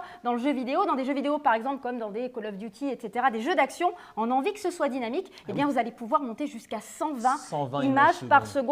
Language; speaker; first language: French; native; French